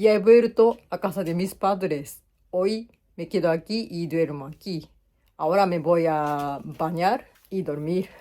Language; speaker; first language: Spanish; non-native, fluent; Japanese